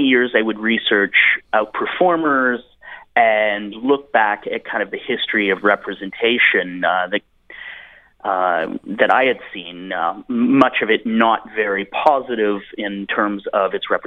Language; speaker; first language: English; native; English